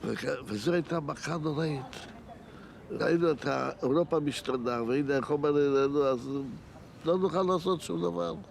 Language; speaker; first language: Hebrew; non-native, fluent; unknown